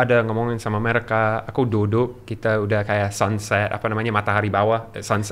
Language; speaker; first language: Indonesian; non-native, learner; English